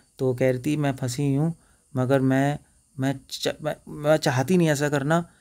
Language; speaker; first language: Hindi; native; Hindi